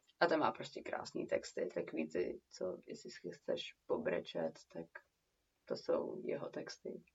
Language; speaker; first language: Czech; early bilingual, heritage; Czech